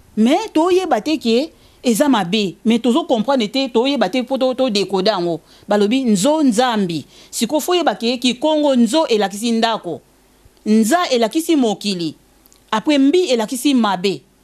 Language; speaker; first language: Lingala; non-native, local second language; Kongo